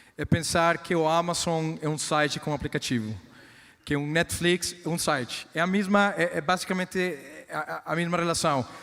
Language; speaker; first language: Portuguese; non-native, fluent; Spanish